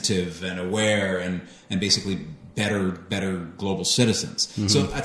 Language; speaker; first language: English; native; English